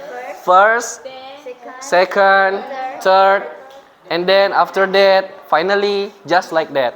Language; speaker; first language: English; non-native, fluent; Indonesian